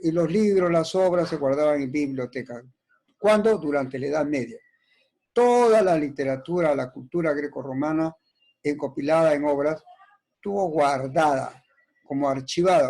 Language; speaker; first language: Spanish; native; Spanish